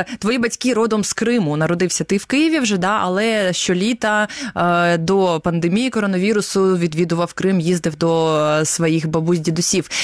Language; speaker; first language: Ukrainian; non-native, local second language; Russian